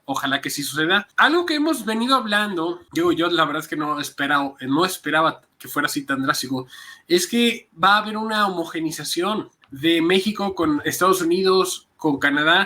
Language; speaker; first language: Spanish; native; Spanish